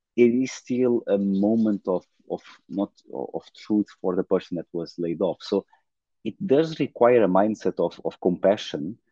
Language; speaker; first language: English; non-native, fluent; Portuguese